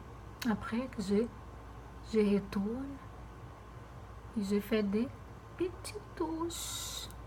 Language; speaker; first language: French; non-native, fluent; Portuguese